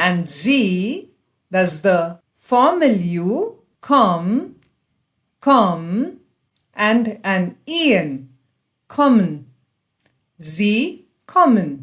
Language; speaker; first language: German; non-native, fluent; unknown